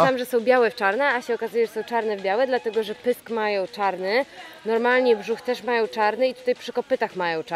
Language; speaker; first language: Polish; native; Polish